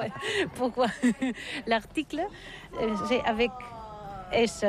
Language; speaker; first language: French; non-native, learner; Catalan